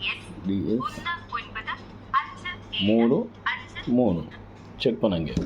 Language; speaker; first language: Tamil; non-native, learner; Kannada